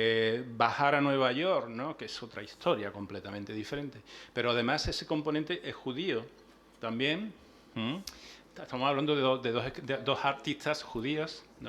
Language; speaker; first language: Spanish; native; Spanish